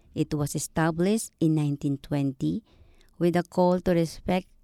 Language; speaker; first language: English; non-native, local second language; Filipino